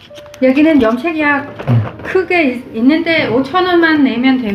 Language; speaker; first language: Korean; non-native, fluent; Vietnamese